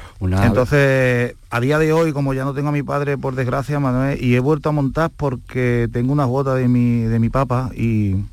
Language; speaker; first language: Spanish; native; Spanish